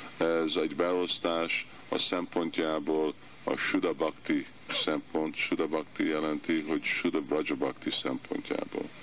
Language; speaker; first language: Hungarian; early bilingual, heritage; Hungarian